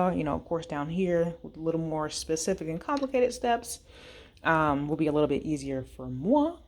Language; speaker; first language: English; native; English